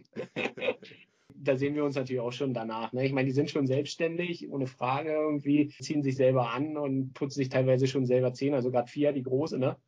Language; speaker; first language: German; native; German